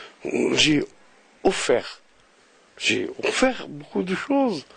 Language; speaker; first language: French; non-native, local second language; Arabic